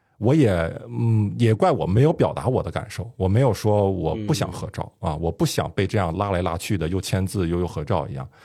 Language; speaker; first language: Chinese; native; Chinese